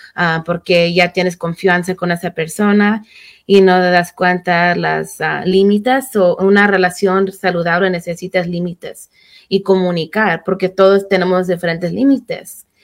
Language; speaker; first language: Spanish; early bilingual, heritage; Spanish